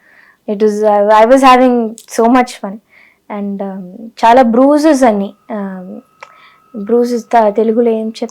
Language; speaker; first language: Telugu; non-native, local second language; Tamil